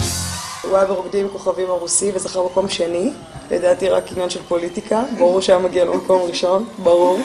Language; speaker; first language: Hebrew; native; Hebrew